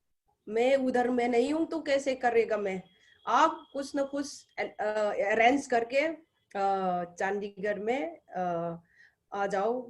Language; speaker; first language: Hindi; non-native, local second language; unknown